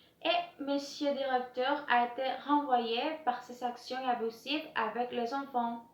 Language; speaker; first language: French; non-native, learner; Spanish